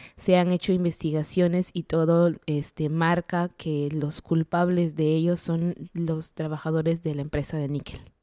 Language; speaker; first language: Spanish; non-native, local second language; Kaqchikel